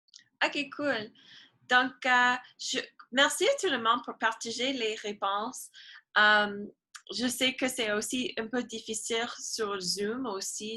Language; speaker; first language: French; non-native, learner; English